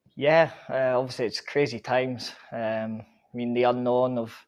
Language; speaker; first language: English; native; English